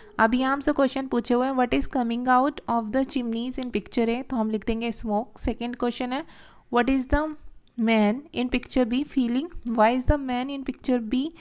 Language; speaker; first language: Hindi; native; Hindi